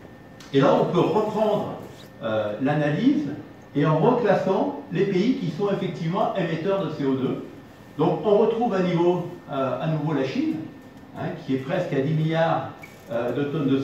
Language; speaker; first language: French; native; French